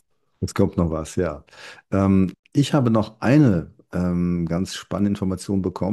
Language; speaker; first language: German; native; German